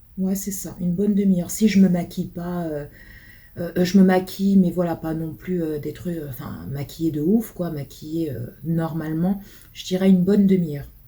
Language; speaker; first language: French; early bilingual, other home language; Portuguese